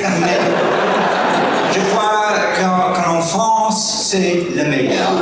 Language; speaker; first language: French; non-native, learner; English